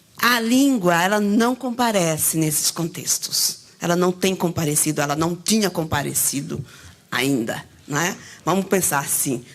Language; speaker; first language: Portuguese; native; Portuguese